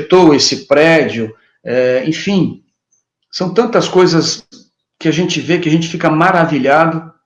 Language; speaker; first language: Portuguese; native; Portuguese